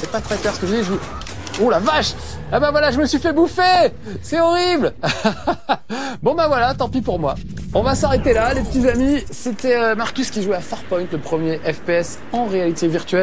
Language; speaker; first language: French; native; French